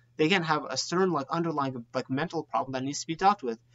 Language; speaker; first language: English; native; English